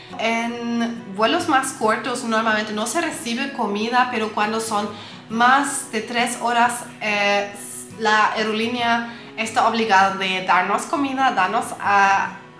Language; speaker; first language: Spanish; non-native, fluent; German